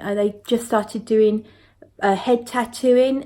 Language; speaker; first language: English; native; English